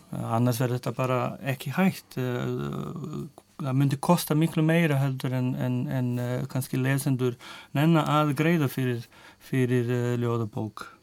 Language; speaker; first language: Icelandic; non-native, fluent; Portuguese